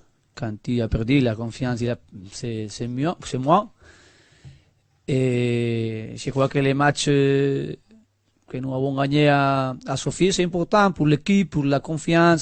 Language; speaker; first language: French; non-native, learner; Spanish